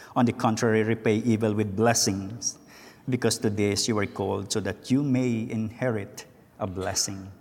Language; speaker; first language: English; non-native, local second language; Filipino